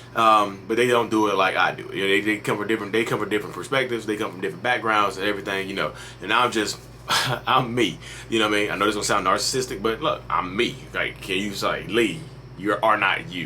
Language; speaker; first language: English; native; English